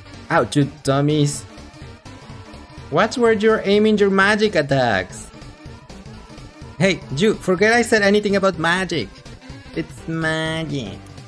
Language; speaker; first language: English; non-native, fluent; Spanish